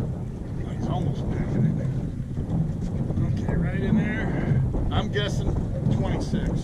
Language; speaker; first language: English; native; English